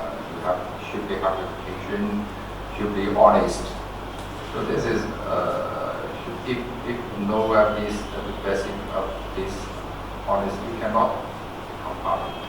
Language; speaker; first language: English; non-native, learner; Chinese